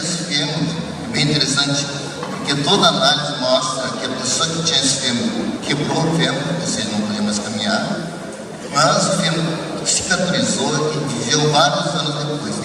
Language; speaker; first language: Portuguese; early bilingual, other home language; Japanese